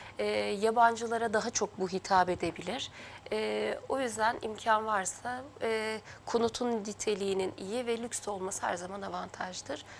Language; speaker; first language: Turkish; early bilingual, heritage; Turkish